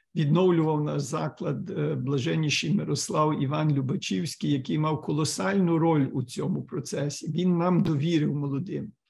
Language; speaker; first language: Ukrainian; early bilingual, heritage; Ukrainian